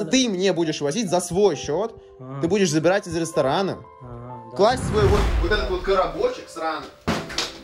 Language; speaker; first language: Russian; native; Russian